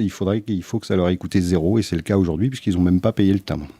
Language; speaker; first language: French; native; French